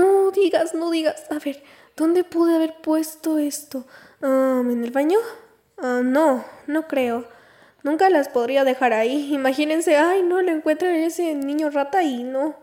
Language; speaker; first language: Spanish; native; Spanish